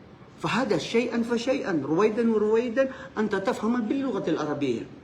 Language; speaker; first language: Arabic; non-native, fluent; Filipino